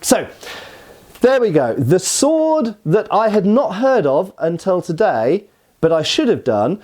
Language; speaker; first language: English; native; English